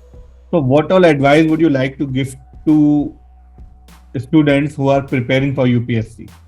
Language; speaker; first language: English; non-native, local second language; Hindi